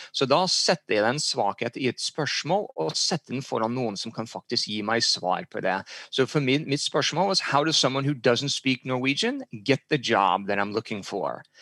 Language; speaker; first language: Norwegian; early bilingual, heritage; English